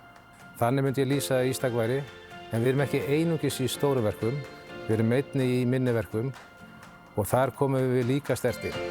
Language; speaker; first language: Icelandic; native; Icelandic